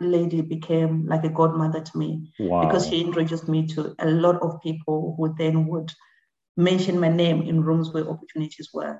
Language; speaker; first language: English; non-native, local second language; Shona